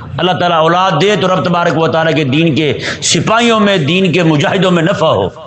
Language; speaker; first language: Urdu; non-native, local second language; Punjabi